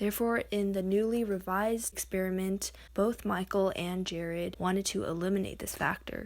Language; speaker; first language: English; native; English